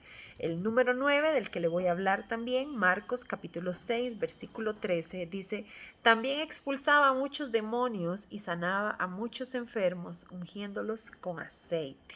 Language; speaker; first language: Spanish; native; Spanish